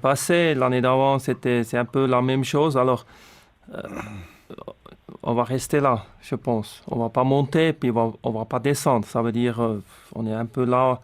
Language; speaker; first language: French; non-native, local second language; Swiss German